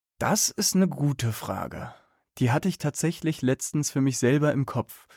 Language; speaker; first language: German; native; German